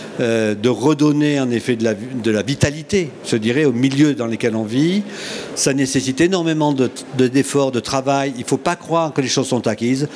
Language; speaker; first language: French; native; French